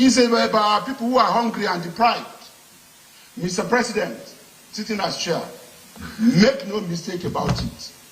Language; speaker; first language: English; non-native, local second language; Yoruba